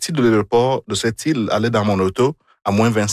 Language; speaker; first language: French; non-native, fluent; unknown